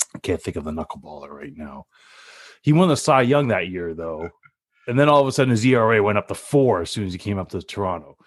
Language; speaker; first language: English; native; English